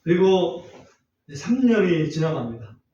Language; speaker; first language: Korean; native; Korean